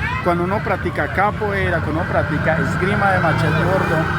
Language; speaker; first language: Spanish; native; Spanish